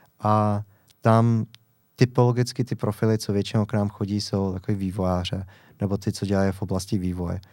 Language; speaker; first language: Czech; non-native, fluent; English